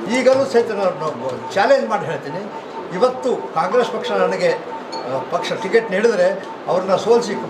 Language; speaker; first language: Kannada; non-native, local second language; Lambadi